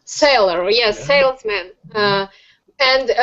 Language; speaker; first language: English; non-native, learner; Russian